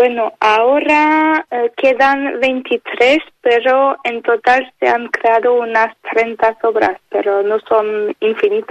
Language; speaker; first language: Spanish; non-native, fluent; French